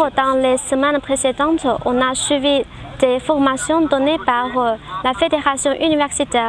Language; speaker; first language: French; non-native, fluent; Chinese